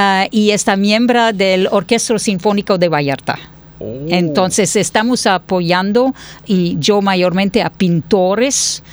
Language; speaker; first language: Spanish; non-native, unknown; French